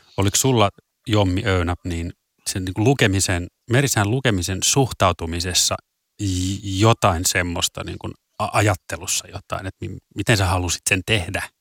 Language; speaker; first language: Finnish; native; Finnish